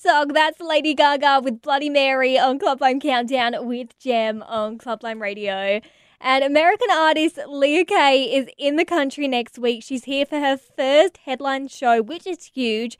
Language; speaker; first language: English; native; English